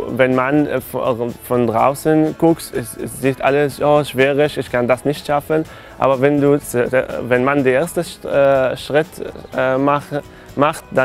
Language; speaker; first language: German; non-native, learner; Arabic